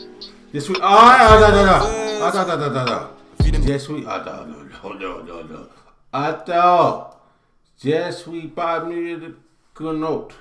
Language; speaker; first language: French; non-native, learner; English